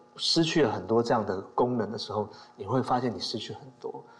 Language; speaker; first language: Chinese; native; Chinese